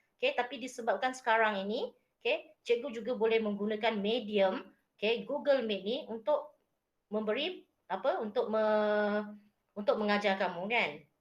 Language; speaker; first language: Malay; native; Malay